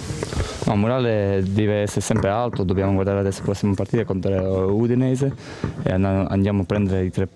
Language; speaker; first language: Italian; non-native, fluent; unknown